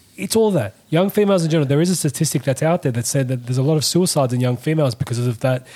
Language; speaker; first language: English; native; English